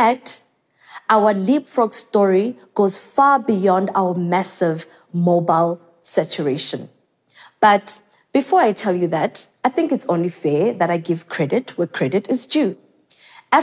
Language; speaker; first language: English; non-native, local second language; Xhosa